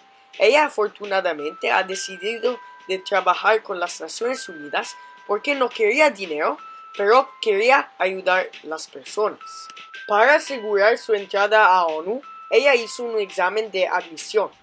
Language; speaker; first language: Spanish; non-native, fluent; English